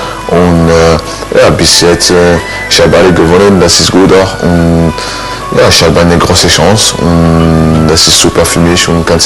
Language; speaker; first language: German; non-native, learner; French